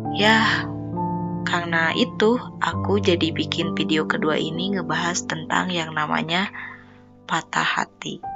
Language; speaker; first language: Indonesian; non-native, local second language; Sundanese